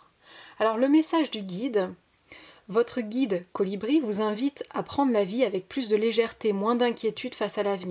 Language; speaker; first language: French; native; French